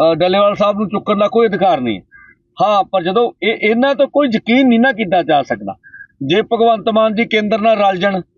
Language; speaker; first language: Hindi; non-native, local second language; Punjabi